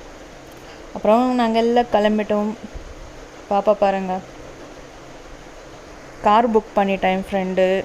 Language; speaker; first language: Tamil; non-native, local second language; Telugu